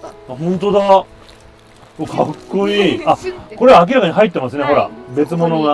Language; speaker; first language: Japanese; native; Japanese